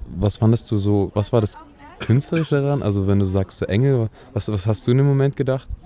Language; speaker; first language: German; native; German